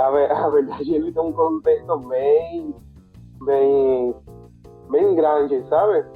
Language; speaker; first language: Portuguese; non-native, fluent; Spanish